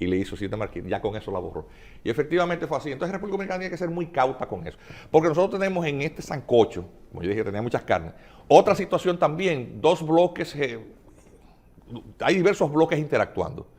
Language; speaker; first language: Spanish; native; Spanish